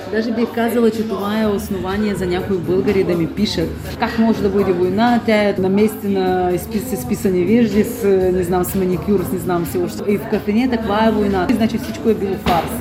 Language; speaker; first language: Bulgarian; native; Bulgarian